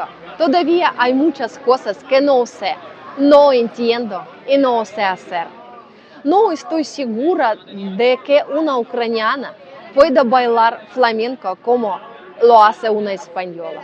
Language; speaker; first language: Spanish; non-native, fluent; Ukrainian